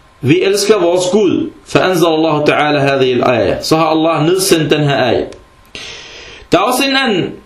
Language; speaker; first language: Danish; early bilingual, other home language; Arabic